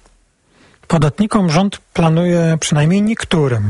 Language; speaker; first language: Polish; native; Polish